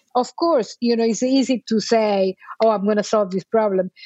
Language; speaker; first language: English; non-native, fluent; Spanish